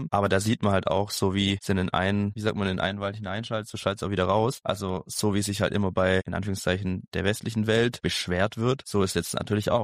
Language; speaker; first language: German; native; German